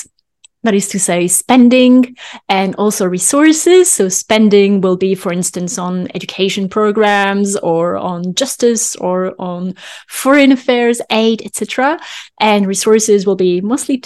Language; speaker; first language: English; non-native, fluent; French